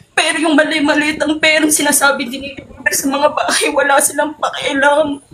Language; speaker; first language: Filipino; native; Filipino